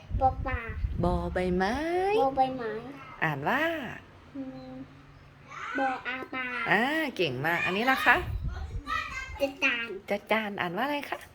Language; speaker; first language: Thai; native; Thai